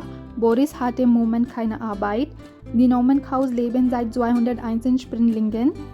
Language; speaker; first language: German; non-native, learner; Hindi